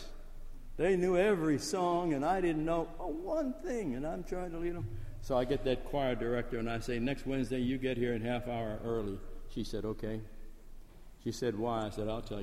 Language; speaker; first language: English; native; English